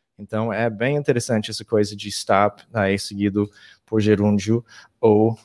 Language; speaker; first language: Portuguese; non-native, fluent; English